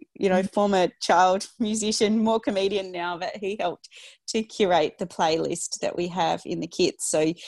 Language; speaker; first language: English; native; English